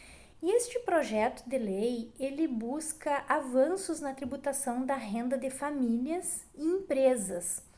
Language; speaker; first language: Portuguese; native; Portuguese